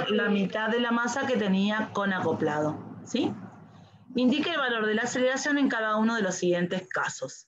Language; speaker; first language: Spanish; native; Spanish